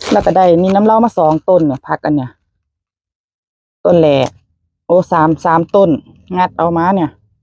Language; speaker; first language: Thai; native; Thai